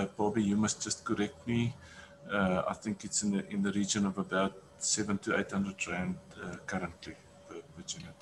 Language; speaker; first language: English; non-native, local second language; Afrikaans